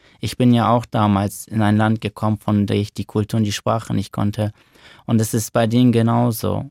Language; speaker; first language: German; early bilingual, other home language; Arabic